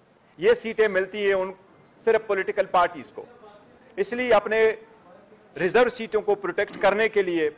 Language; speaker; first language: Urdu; non-native, local second language; Pashto